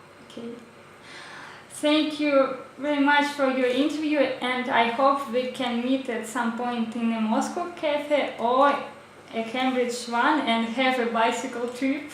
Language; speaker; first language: English; non-native, learner; Russian